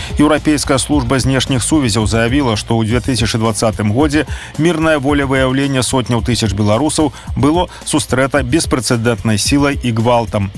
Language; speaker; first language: Belarusian; native; Belarusian